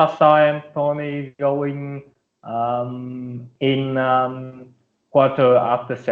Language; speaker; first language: English; non-native, learner; Vietnamese